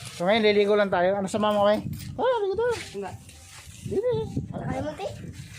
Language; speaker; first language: Filipino; native; Filipino